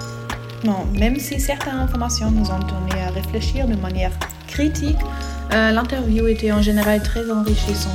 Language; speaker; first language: French; non-native, fluent; German